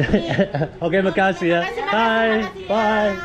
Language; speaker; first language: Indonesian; non-native, learner; English